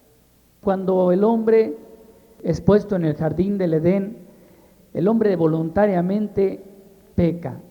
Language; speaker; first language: Spanish; native; Spanish